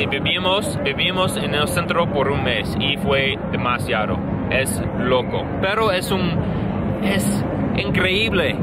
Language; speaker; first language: Spanish; non-native, learner; English